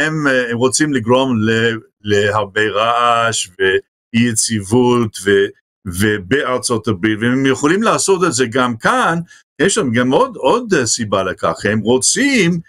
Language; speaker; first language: Hebrew; non-native, fluent; English